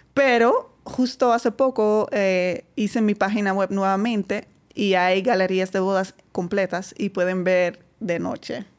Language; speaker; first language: Spanish; non-native, fluent; Dutch